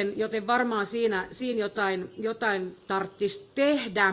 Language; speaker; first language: Finnish; native; Finnish